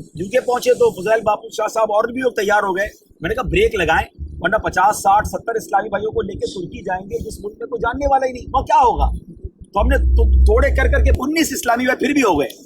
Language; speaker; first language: Urdu; native; Urdu